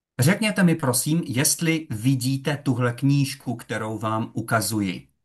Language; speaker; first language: Czech; non-native, fluent; Russian